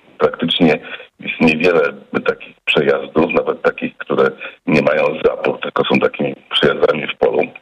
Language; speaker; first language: Polish; native; Polish